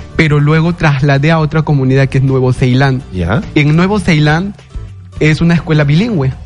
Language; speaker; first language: Spanish; non-native, local second language; Shipibo-Conibo